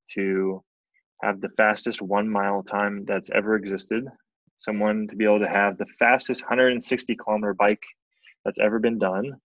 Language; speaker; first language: English; native; English